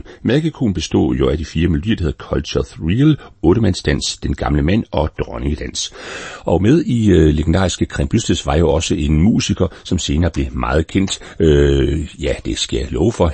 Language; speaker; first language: Danish; native; Danish